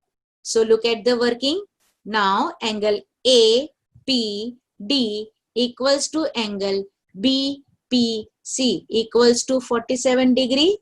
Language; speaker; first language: English; non-native, local second language; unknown